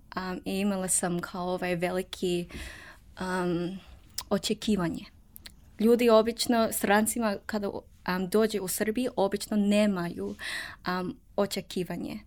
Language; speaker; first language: Serbian; non-native, learner; English